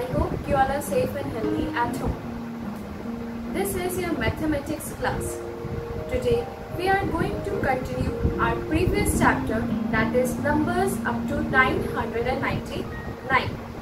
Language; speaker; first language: English; non-native, local second language; Hindi